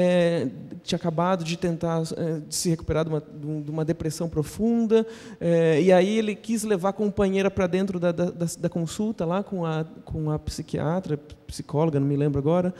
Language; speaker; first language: Portuguese; native; Portuguese